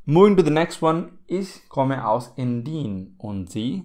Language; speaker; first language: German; non-native, fluent; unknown